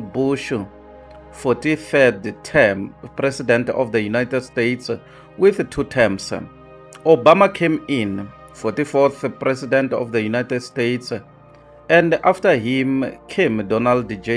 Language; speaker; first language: English; non-native, local second language; Tsonga